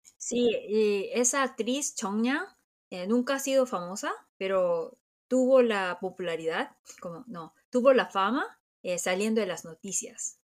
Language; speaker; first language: Spanish; non-native, fluent; Korean